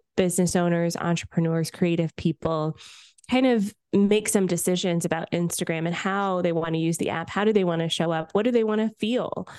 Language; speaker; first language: English; native; English